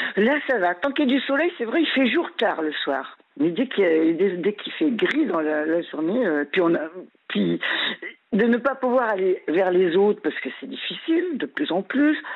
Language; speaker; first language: French; native; French